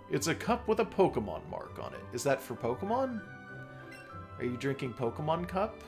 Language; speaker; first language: English; native; English